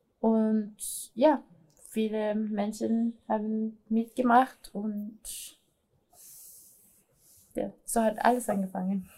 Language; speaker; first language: German; non-native, fluent; Spanish